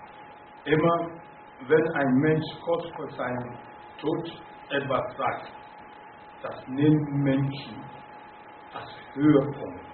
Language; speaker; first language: German; non-native, fluent; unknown